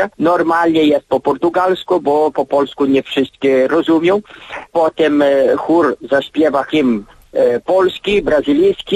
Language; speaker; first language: Polish; early bilingual, heritage; Polish